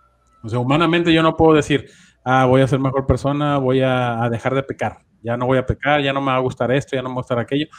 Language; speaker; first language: Spanish; native; Spanish